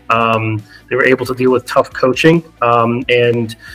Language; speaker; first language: English; early bilingual, other home language; Arabic